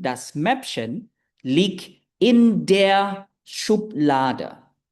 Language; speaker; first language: German; non-native, fluent; Indonesian